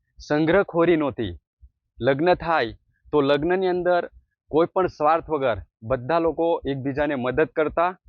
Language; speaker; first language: Gujarati; non-native, local second language; Bhili